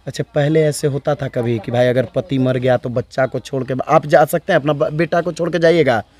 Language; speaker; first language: Hindi; native; Hindi